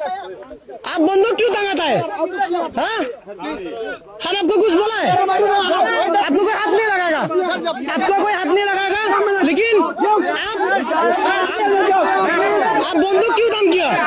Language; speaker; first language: Hindi; non-native, learner; Bangla